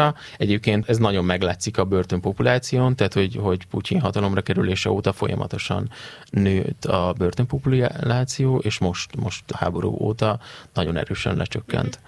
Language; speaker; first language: Hungarian; native; Hungarian